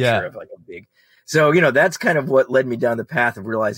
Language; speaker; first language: English; native; English